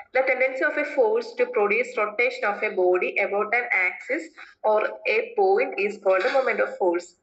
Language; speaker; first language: English; non-native, local second language; Malayalam